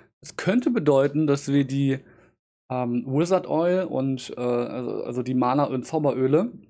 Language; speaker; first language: German; native; German